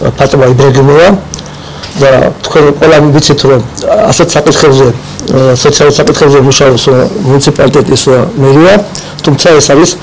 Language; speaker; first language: Georgian; non-native, local second language; Azerbaijani